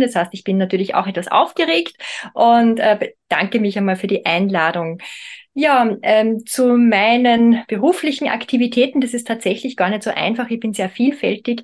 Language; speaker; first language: German; native; German